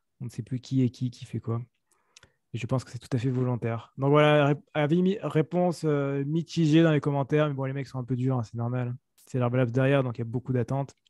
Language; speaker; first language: French; native; French